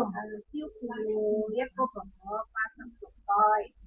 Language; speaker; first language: Cantonese; non-native, learner; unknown